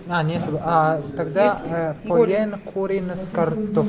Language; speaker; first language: Russian; non-native, learner; Italian